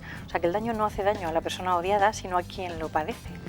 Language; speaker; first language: Spanish; native; Spanish